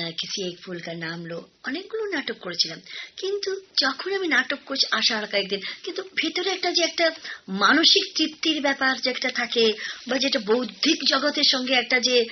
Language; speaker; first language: Bangla; non-native, local second language; Hindi